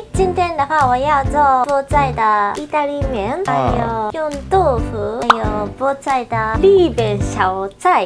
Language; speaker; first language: Chinese; non-native, learner; Japanese